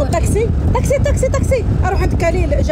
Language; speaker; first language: Arabic; non-native, learner; Pashto